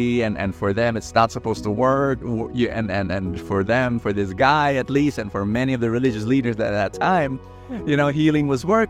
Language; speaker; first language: English; non-native, local second language; Filipino